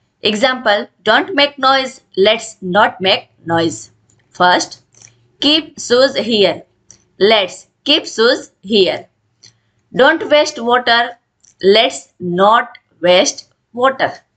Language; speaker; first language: English; non-native, local second language; Gujarati